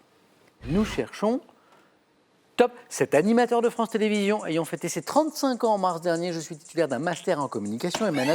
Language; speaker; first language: French; native; French